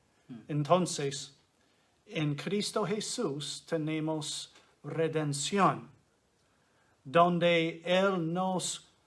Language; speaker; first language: Spanish; non-native, fluent; English